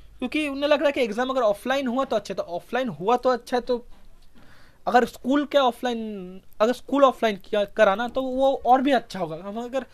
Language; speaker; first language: Hindi; non-native, local second language; Bangla